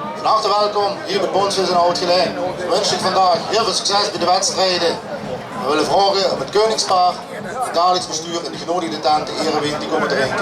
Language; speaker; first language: Dutch; native; Dutch